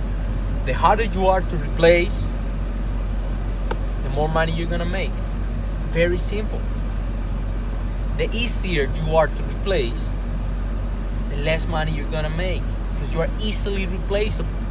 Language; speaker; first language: English; non-native, fluent; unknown